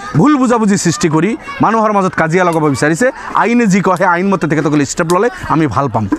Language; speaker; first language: Assamese; non-native, local second language; Bangla